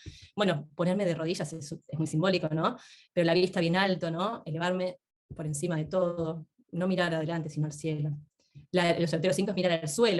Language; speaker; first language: Spanish; native; Spanish